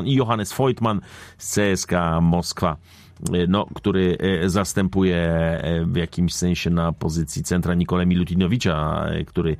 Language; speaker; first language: Polish; native; Polish